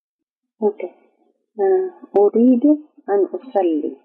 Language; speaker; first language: Arabic; non-native, learner; Tigrinya